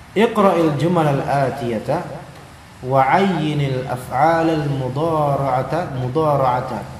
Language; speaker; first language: Arabic; non-native, fluent; Indonesian